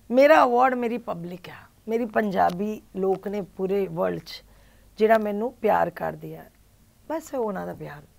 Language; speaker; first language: Punjabi; early bilingual, heritage; Punjabi